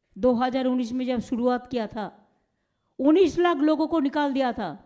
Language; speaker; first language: Hindi; non-native, local second language; Bangla